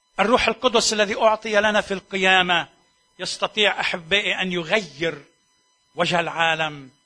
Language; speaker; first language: Arabic; native; Arabic